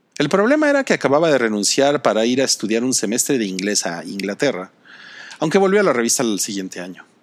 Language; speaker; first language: Spanish; native; Spanish